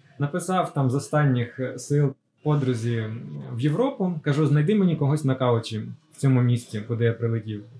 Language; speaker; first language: Ukrainian; native; Ukrainian